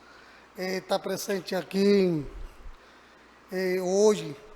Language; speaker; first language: Portuguese; non-native, learner; Spanish